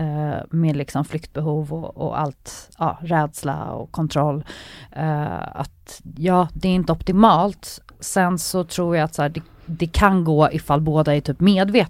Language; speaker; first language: Swedish; native; Swedish